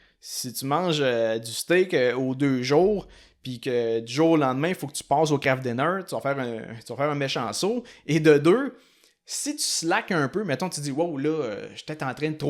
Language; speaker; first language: French; native; French